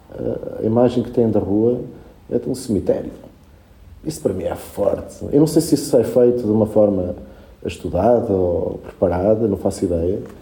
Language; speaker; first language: Portuguese; early bilingual, other home language; Spanish